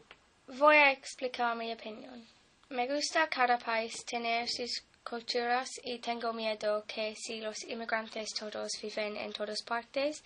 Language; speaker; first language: Spanish; non-native, learner; English